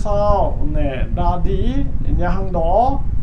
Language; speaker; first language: Vietnamese; non-native, learner; Korean